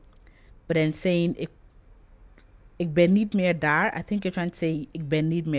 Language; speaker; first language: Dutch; non-native, fluent; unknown